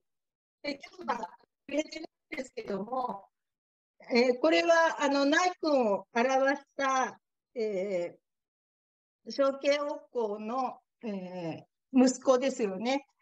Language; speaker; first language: Japanese; native; Japanese